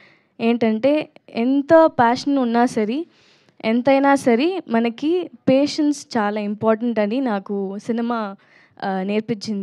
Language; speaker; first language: Telugu; non-native, learner; Tamil